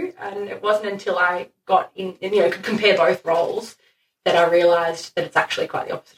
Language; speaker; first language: English; native; English